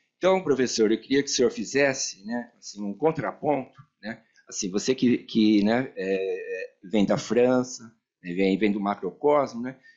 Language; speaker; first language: Portuguese; native; Portuguese